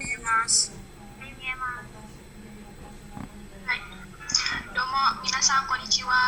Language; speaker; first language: Japanese; non-native, learner; Indonesian